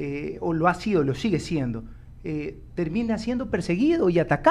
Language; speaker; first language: Spanish; native; Spanish